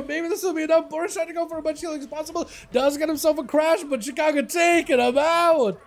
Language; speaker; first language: English; native; English